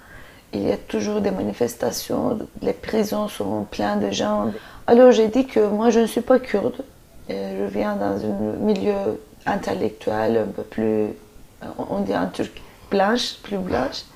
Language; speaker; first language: French; non-native, fluent; Turkish